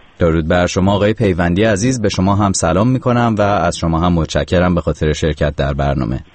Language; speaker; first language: Persian; native; Persian